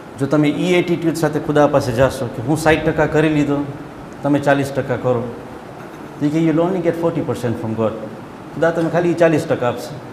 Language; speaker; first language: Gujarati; early bilingual, heritage; Gujarati